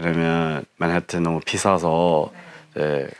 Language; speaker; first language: Korean; non-native, learner; English